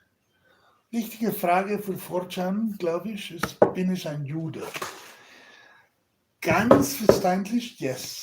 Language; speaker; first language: German; non-native, learner; Spanish